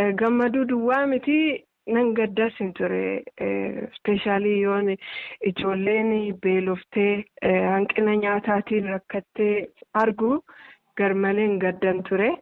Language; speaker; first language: Oromo; native; Oromo